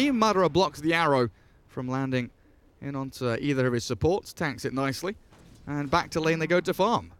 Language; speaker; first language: English; native; English